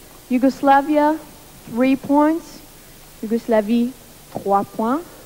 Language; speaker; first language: English; non-native, fluent; Luxembourgish